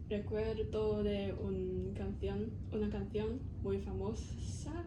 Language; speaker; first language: Spanish; non-native, learner; Cantonese